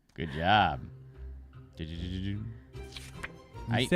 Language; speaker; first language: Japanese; non-native, fluent; English